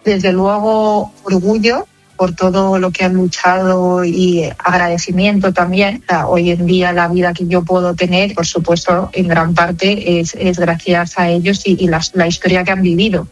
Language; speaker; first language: Spanish; native; Spanish